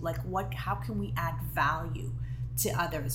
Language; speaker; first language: English; non-native, fluent; Hebrew